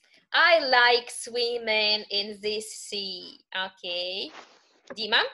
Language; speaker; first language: English; non-native, fluent; Russian